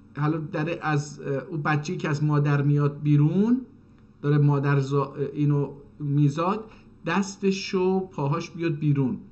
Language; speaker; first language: Persian; non-native, local second language; Azerbaijani